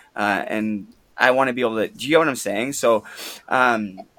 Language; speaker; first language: English; native; English